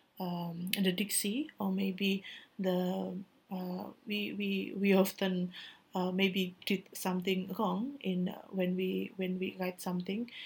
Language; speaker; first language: English; non-native, learner; Indonesian